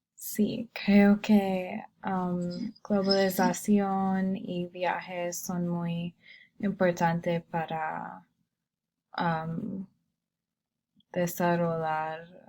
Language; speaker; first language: Spanish; non-native, learner; English